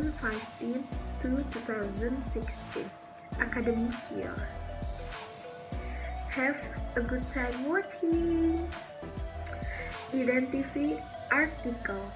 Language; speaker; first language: English; non-native, learner; Indonesian